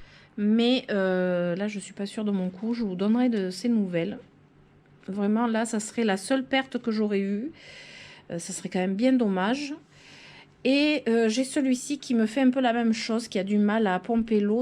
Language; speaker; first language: French; native; French